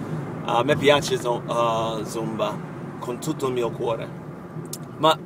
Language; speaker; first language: Italian; non-native, fluent; English